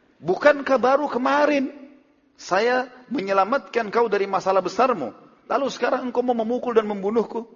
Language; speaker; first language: Indonesian; native; Indonesian